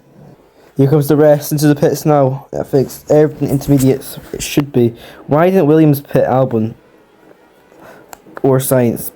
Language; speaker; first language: English; native; English